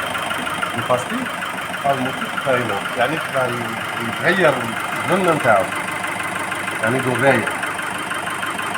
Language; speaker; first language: Arabic; native; Arabic